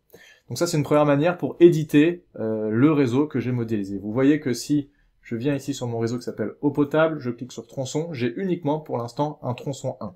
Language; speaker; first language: French; native; French